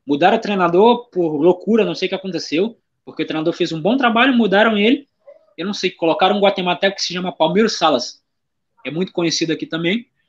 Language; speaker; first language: Portuguese; native; Portuguese